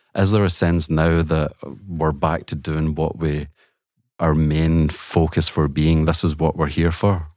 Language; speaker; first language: English; native; English